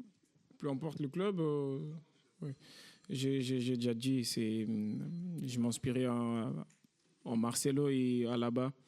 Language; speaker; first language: French; non-native, fluent; Portuguese